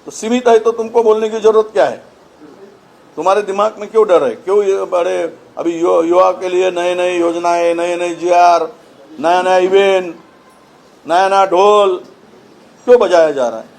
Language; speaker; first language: Hindi; non-native, local second language; Marathi